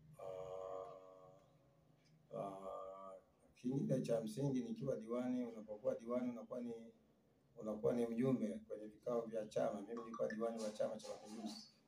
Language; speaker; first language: Swahili; non-native, local second language; Sukuma